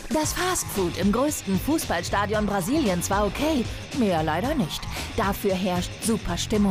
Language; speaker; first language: German; native; German